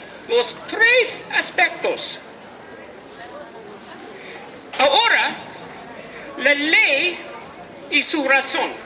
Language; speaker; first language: Spanish; non-native, learner; English